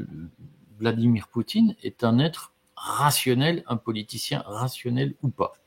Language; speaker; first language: French; native; French